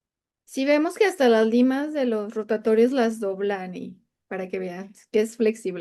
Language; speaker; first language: Spanish; native; Spanish